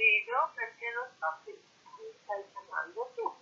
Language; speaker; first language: Italian; non-native, learner; Polish